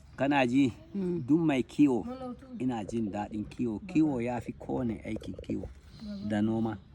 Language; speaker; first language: Hausa; non-native, local second language; Fula